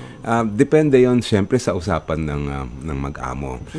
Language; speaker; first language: Filipino; native; Filipino